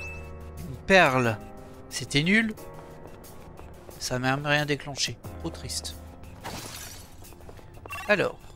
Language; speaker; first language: French; native; French